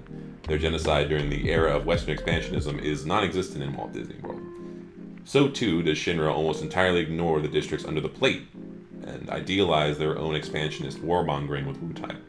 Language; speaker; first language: English; native; English